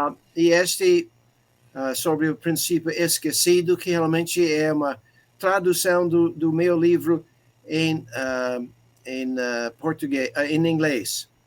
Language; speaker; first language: Portuguese; non-native, fluent; English